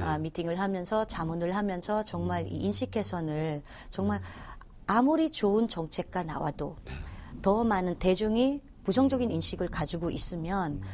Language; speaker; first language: Korean; non-native, fluent; Filipino